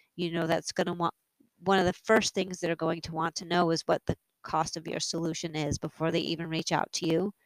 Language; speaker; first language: English; native; English